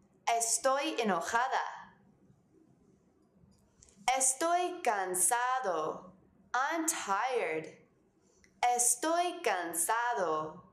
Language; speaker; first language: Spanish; non-native, fluent; English